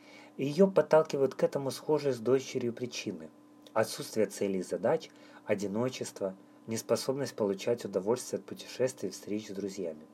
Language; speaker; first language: Russian; native; Russian